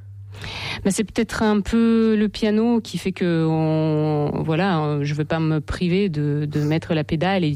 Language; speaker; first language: French; non-native, fluent; Russian